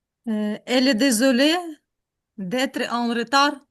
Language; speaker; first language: French; non-native, learner; Ukrainian